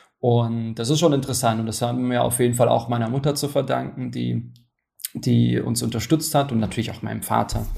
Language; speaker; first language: German; early bilingual, other home language; Turkish